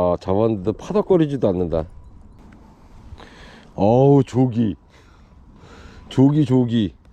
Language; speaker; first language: Korean; native; Korean